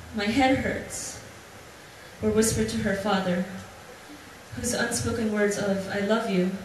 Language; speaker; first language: English; early bilingual, other home language; Spanish